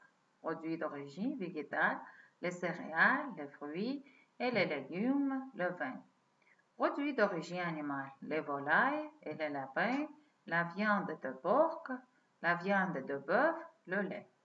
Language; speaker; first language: French; non-native, fluent; Uzbek